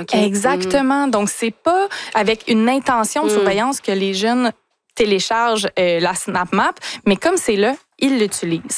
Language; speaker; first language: French; native; French